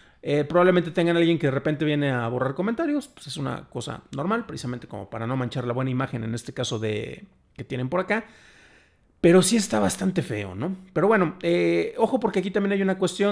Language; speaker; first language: Spanish; native; Spanish